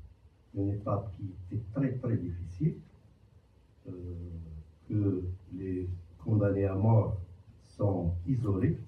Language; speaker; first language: French; non-native, local second language; Arabic